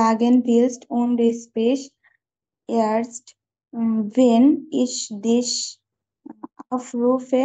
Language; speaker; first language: German; non-native, learner; Bangla